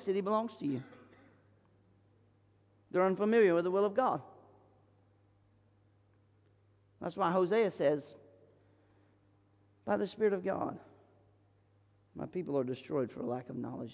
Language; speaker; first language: English; native; English